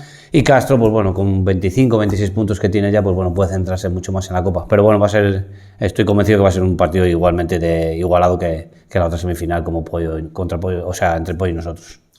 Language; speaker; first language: Spanish; native; Spanish